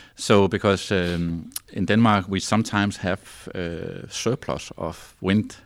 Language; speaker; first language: English; non-native, fluent; Danish